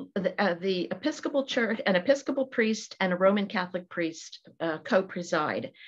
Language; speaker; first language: English; native; English